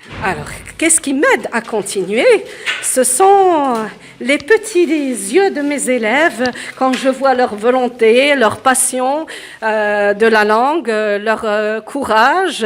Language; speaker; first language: French; early bilingual, other home language; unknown